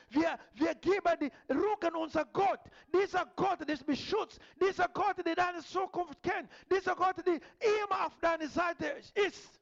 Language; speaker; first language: German; non-native, fluent; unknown